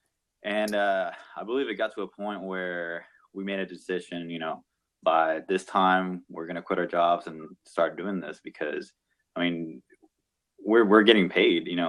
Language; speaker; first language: English; non-native, local second language; Spanish